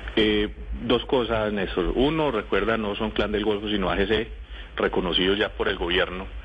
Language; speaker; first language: Spanish; native; Spanish